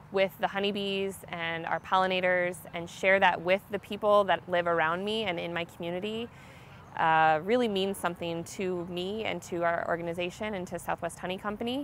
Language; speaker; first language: English; native; English